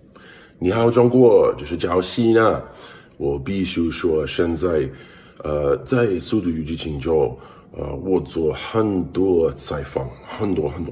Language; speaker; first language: Chinese; non-native, learner; English